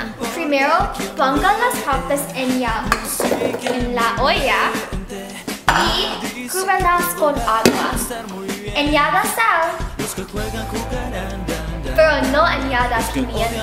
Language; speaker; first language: Spanish; non-native, learner; English